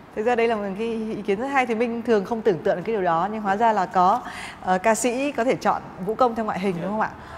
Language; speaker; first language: Vietnamese; native; Vietnamese